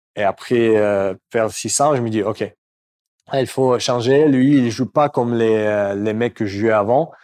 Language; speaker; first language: French; non-native, fluent; Russian